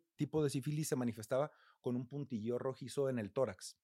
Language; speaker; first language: Spanish; native; Spanish